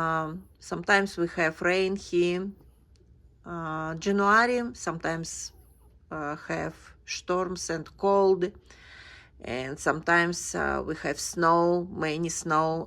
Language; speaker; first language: English; non-native, learner; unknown